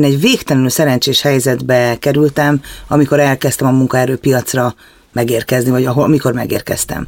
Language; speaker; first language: Hungarian; native; Hungarian